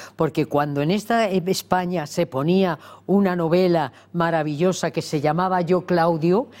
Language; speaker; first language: Spanish; native; Spanish